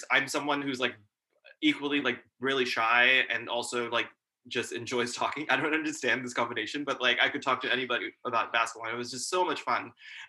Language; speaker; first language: English; early bilingual, other home language; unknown